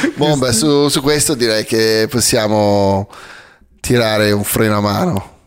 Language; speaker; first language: Italian; native; Italian